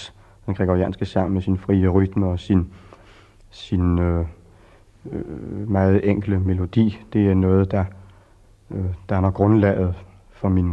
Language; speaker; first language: Danish; early bilingual, other home language; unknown